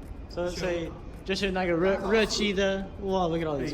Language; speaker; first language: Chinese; non-native, learner; English